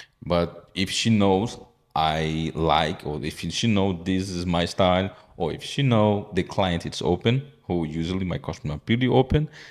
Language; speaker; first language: English; non-native, fluent; Portuguese